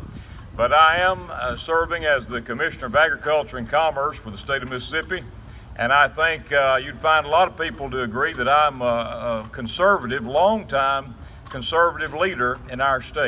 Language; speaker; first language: English; native; English